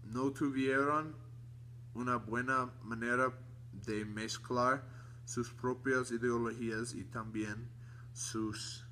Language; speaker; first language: Spanish; non-native, learner; English